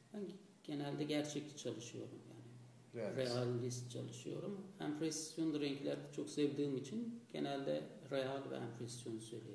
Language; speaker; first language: Turkish; non-native, fluent; Azerbaijani